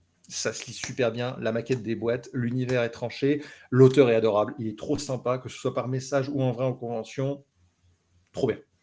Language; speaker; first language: French; native; French